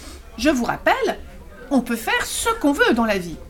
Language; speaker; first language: French; native; French